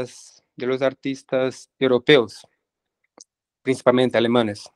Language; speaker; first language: Spanish; non-native, fluent; Portuguese